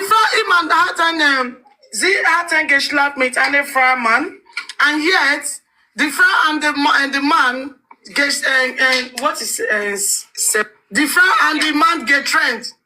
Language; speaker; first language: German; non-native, learner; Nigerian Pidgin